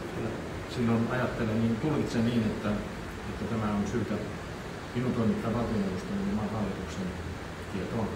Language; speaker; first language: Finnish; native; Finnish